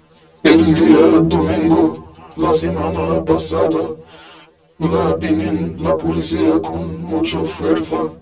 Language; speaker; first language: Spanish; non-native, learner; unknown